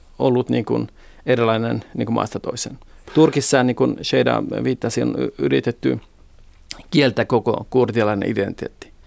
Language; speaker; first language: Finnish; non-native, fluent; Kurdish